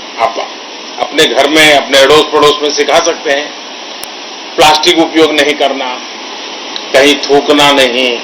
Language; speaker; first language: Hindi; non-native, local second language; Gujarati